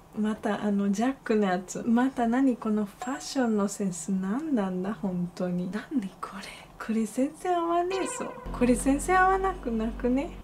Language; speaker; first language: Japanese; non-native, fluent; Spanish